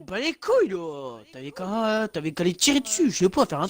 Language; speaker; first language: French; native; French